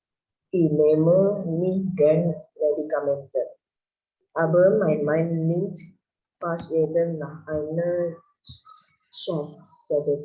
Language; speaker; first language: German; non-native, learner; Indonesian